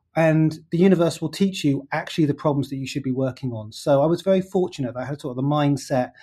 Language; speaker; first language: English; native; English